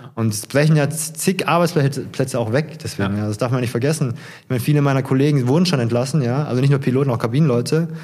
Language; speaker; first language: German; early bilingual, other home language; Korean